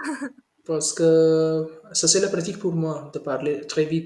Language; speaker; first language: French; non-native, learner; Hindi